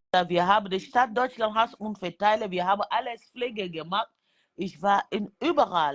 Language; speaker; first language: German; non-native, learner; French